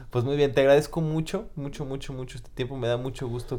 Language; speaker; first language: Spanish; native; Spanish